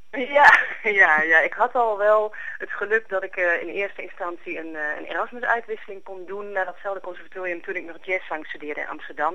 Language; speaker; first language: Dutch; native; Dutch